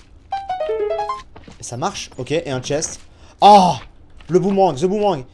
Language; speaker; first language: French; native; French